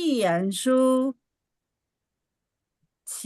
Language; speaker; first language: Chinese; non-native, learner; Indonesian